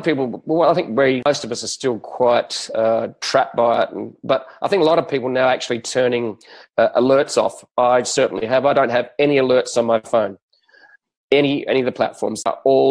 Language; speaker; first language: English; native; English